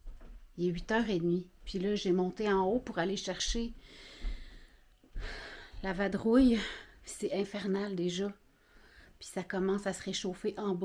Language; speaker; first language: French; native; French